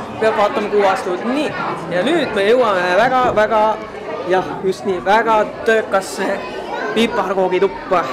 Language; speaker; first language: Estonian; native; Estonian